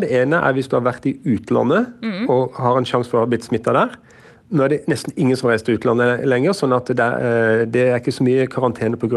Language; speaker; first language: Norwegian; native; Norwegian